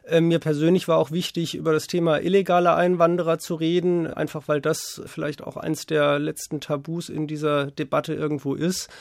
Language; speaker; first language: German; native; German